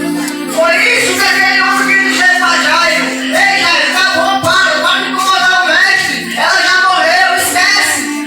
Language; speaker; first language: Portuguese; native; Portuguese